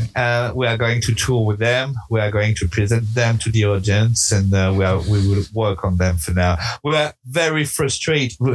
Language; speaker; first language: English; non-native, fluent; French